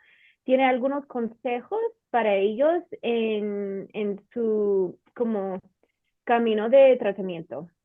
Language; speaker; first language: Spanish; non-native, fluent; English